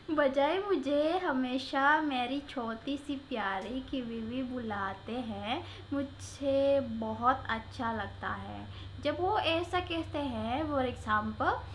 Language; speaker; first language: Hindi; non-native, learner; Indonesian